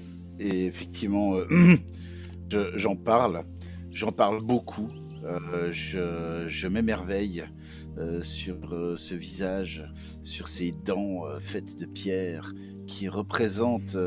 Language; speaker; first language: French; native; French